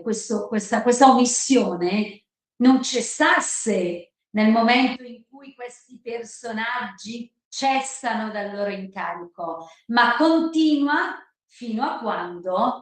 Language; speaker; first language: Italian; native; Italian